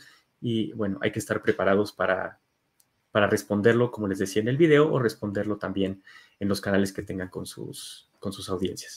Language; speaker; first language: Spanish; native; Spanish